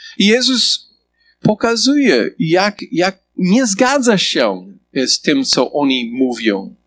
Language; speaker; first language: Polish; non-native, fluent; English